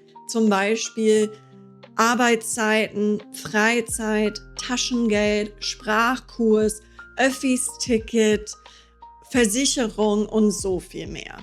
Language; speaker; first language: German; non-native, fluent; English